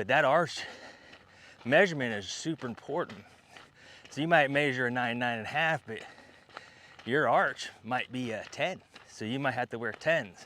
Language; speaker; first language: English; native; English